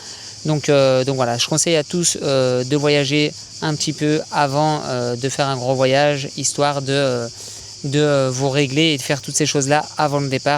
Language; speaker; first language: French; native; French